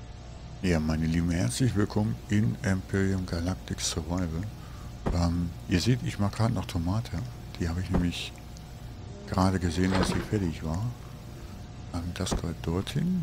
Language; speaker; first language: German; native; German